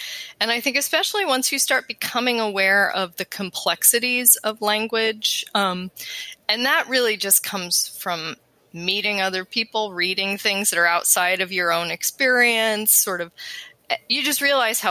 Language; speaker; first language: English; native; English